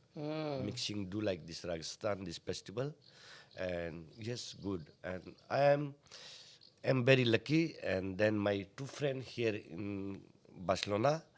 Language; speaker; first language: English; non-native, learner; Hindi